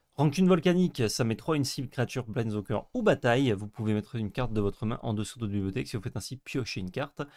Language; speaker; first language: French; native; French